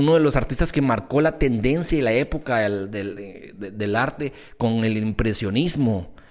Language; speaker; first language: Spanish; native; Spanish